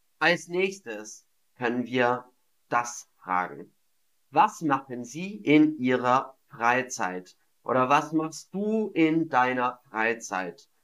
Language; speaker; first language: German; non-native, fluent; English